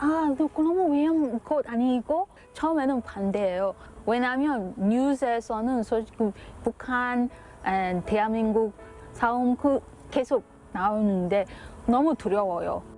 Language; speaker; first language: Korean; non-native, learner; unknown